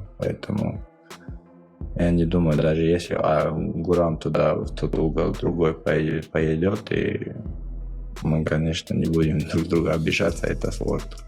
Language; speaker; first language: Russian; non-native, local second language; Chechen